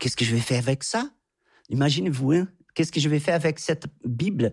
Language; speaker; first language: French; non-native, fluent; Portuguese